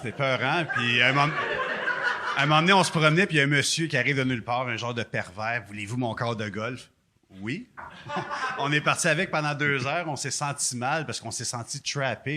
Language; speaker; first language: French; native; French